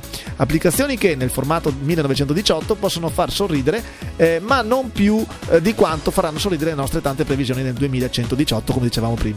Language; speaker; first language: Italian; native; Italian